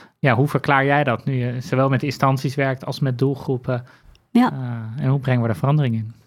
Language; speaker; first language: Dutch; native; Dutch